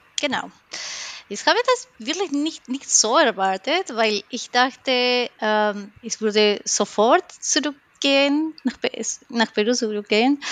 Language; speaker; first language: German; non-native, learner; Spanish